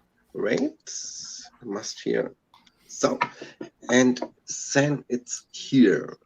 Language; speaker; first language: English; non-native, learner; German